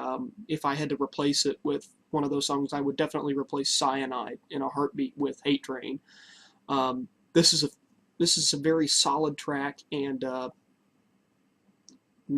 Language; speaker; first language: English; native; English